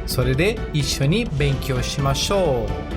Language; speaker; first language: Japanese; non-native, fluent; Portuguese